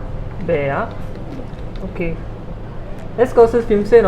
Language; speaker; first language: German; non-native, learner; Malayalam